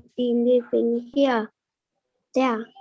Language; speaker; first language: English; non-native, learner; Vietnamese